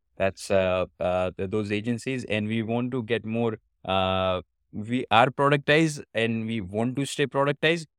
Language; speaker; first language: English; non-native, local second language; Gujarati